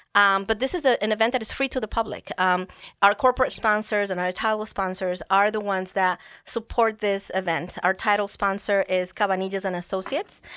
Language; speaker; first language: English; non-native, fluent; Spanish